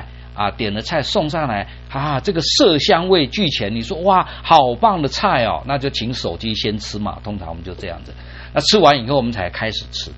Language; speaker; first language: Chinese; native; Chinese